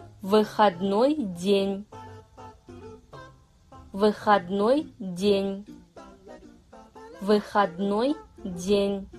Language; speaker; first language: Russian; non-native, fluent; Kazakh